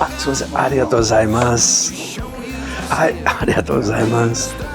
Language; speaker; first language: Japanese; non-native, fluent; English